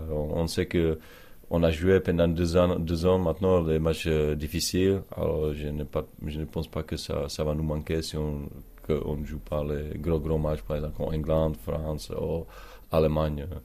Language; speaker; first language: French; non-native, learner; Czech